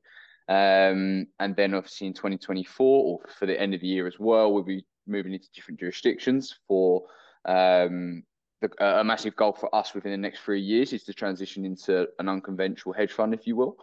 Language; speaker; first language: English; native; English